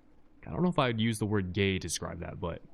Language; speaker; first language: English; native; English